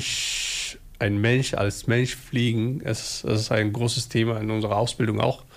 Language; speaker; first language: German; non-native, learner; Somali